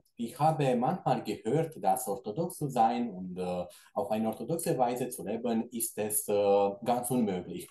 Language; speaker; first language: German; non-native, fluent; Romanian